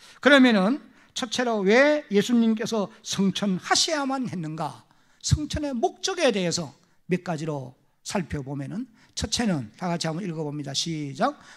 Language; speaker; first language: Korean; native; Korean